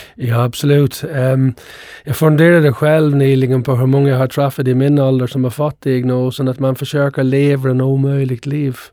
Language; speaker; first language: Swedish; non-native, fluent; English